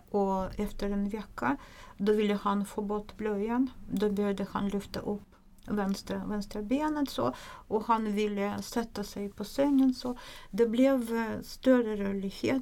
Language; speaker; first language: Swedish; non-native, fluent; Russian